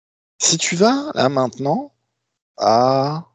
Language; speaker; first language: French; native; French